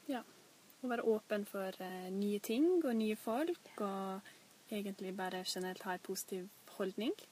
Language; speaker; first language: Norwegian; native; Norwegian